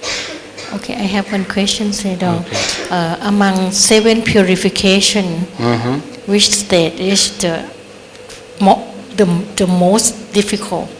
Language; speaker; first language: English; non-native, learner; Thai